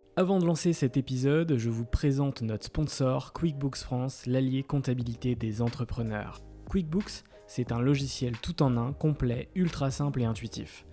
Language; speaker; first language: French; native; French